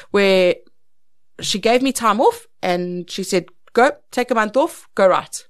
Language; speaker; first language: English; native; English